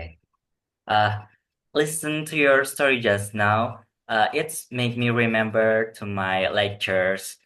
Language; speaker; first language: English; non-native, learner; Indonesian